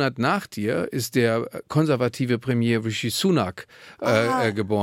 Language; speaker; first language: German; native; German